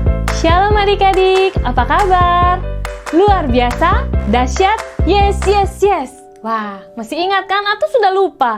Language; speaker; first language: Indonesian; native; Indonesian